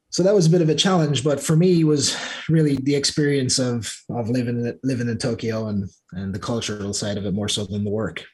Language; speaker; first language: English; native; English